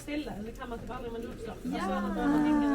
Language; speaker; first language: Swedish; native; Swedish